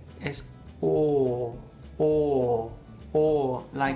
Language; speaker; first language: Spanish; non-native, fluent; English